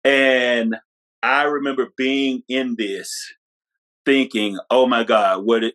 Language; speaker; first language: English; native; English